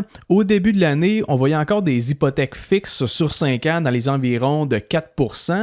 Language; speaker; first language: French; native; French